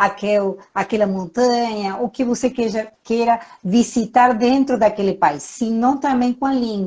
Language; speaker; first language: Portuguese; non-native, fluent; Spanish